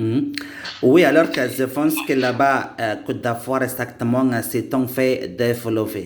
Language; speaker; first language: French; non-native, learner; Indonesian